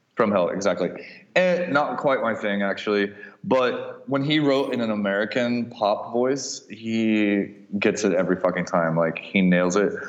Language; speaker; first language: English; native; English